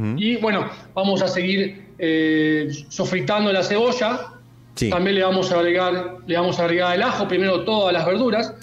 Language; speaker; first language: Spanish; native; Spanish